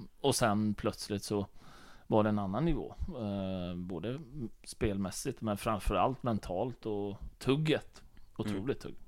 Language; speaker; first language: Swedish; early bilingual, other home language; Bosnian